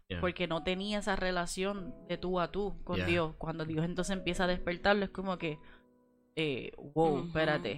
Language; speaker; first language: Spanish; native; Spanish